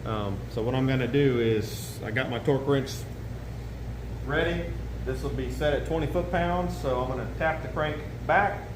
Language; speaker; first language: English; native; English